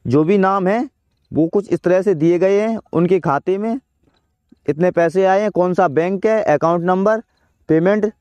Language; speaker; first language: Hindi; native; Hindi